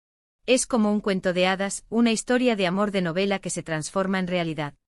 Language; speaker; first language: Spanish; native; Spanish